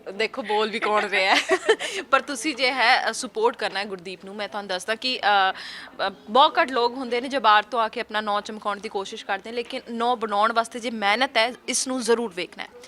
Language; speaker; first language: Punjabi; native; Punjabi